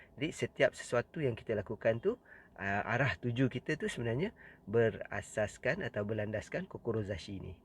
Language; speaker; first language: Malay; native; Malay